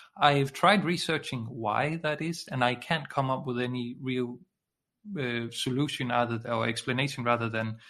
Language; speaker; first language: English; non-native, fluent; Danish